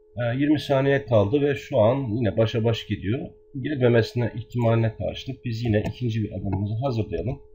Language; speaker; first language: Turkish; native; Turkish